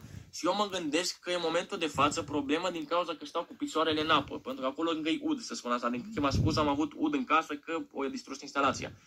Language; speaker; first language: Romanian; native; Romanian